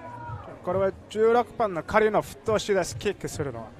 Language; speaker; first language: Japanese; non-native, learner; English